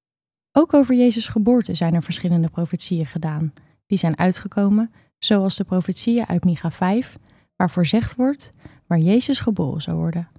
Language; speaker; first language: Dutch; native; Dutch